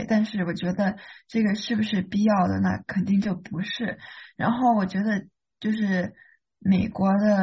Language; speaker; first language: Chinese; early bilingual, heritage; Chinese